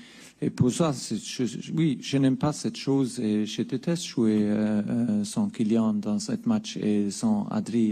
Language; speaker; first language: French; non-native, fluent; German